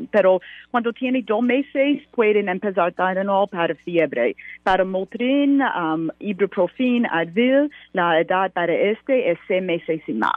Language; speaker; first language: Spanish; non-native, learner; English